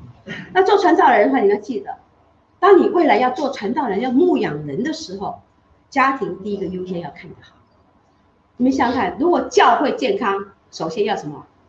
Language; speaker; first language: Chinese; native; Chinese